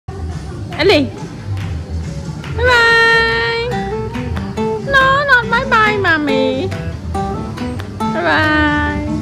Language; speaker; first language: English; non-native, learner; Khmer